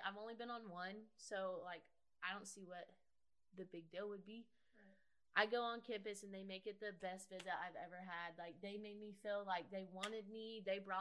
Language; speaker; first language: English; native; English